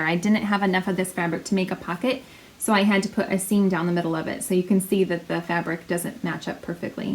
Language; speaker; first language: English; native; English